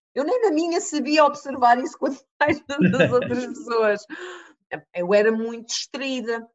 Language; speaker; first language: Portuguese; early bilingual, other home language; English